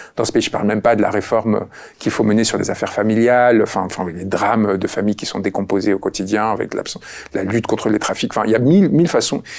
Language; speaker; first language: French; early bilingual, other home language; Spanish